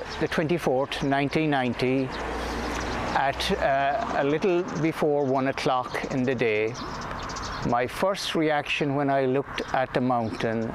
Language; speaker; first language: English; native; English